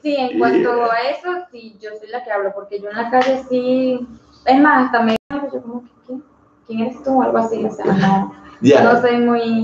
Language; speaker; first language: Spanish; native; Spanish